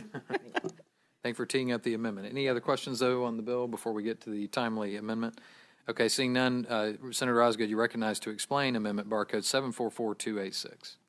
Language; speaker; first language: English; native; English